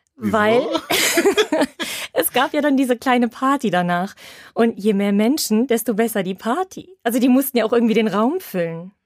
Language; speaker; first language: German; early bilingual, heritage; Polish